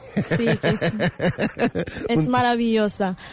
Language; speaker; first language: Spanish; non-native, learner; Romanian